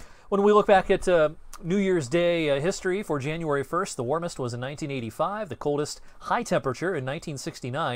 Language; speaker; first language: English; native; English